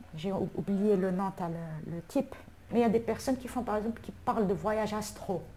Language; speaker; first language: French; non-native, local second language; Arabic